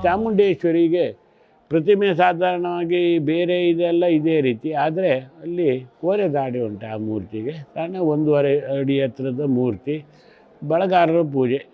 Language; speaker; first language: Kannada; native; Kannada